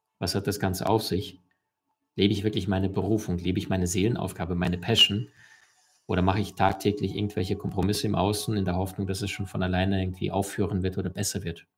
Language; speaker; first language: German; early bilingual, other home language; Russian